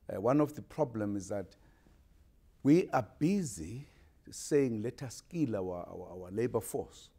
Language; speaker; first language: English; non-native, local second language; Zulu